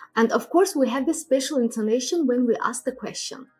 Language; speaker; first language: English; non-native, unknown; Azerbaijani